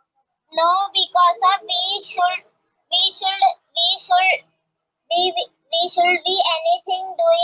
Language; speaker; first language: English; non-native, learner; Hindi